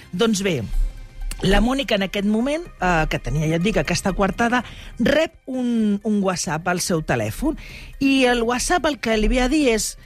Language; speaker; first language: Catalan; native; Catalan